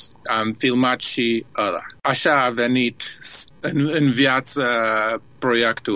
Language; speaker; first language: Romanian; early bilingual, heritage; Romanian